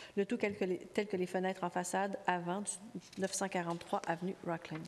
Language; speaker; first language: French; native; French